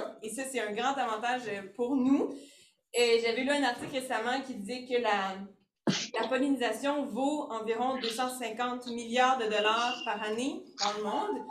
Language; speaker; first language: French; native; French